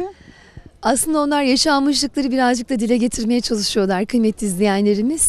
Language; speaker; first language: Turkish; native; Turkish